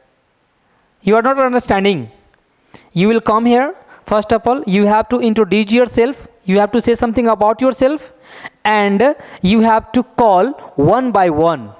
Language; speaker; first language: English; non-native, fluent; Hindi